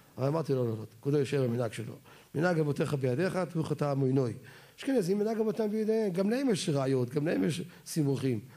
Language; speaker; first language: Hebrew; native; Hebrew